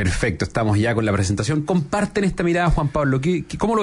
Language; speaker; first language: Spanish; native; Spanish